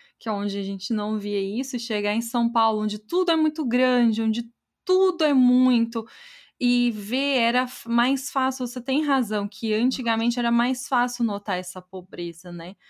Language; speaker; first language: Portuguese; native; Portuguese